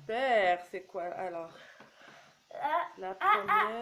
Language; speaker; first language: French; native; French